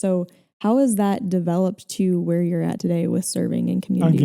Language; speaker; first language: English; native; English